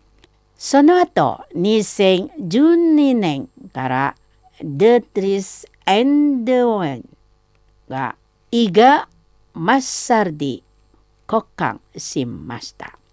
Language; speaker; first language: Japanese; non-native, fluent; Indonesian